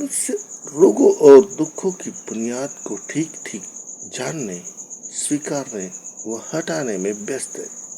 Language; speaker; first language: Hindi; native; Hindi